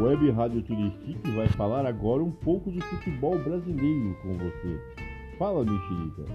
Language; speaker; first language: Portuguese; native; Portuguese